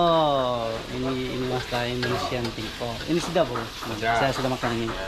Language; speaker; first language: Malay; non-native, learner; Bangla